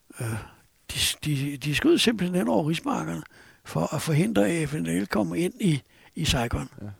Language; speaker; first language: Danish; native; Danish